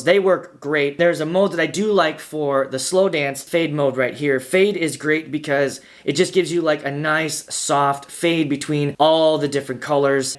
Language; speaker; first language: English; native; English